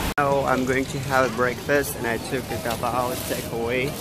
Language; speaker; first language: English; non-native, learner; Tajik